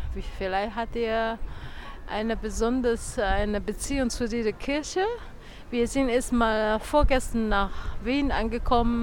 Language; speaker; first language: German; non-native, learner; Chinese